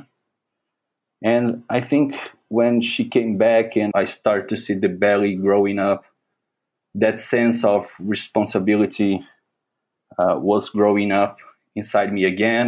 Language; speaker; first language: English; non-native, fluent; Portuguese